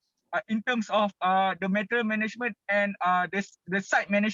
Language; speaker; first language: English; non-native, local second language; Malay